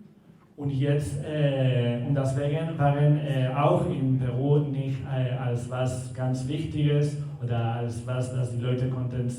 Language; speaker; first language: German; non-native, learner; Spanish